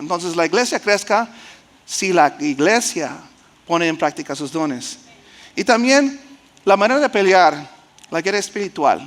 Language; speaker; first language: Spanish; early bilingual, heritage; Spanish